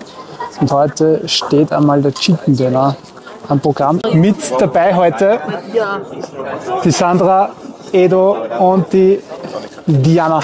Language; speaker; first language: German; native; German